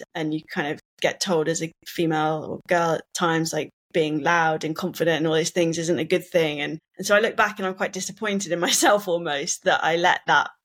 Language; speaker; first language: English; native; English